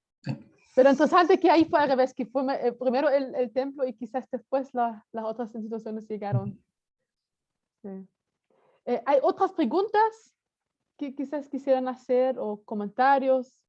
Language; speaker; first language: Spanish; non-native, fluent; German